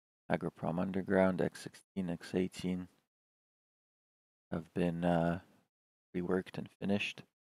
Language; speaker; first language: English; early bilingual, other home language; Russian